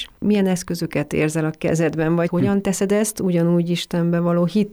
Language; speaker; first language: Hungarian; native; Hungarian